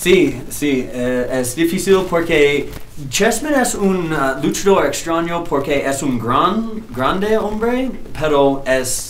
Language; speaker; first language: Spanish; non-native, learner; English